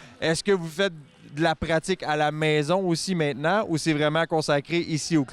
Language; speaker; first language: French; native; French